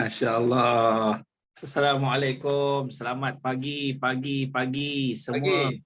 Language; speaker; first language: Malay; native; Malay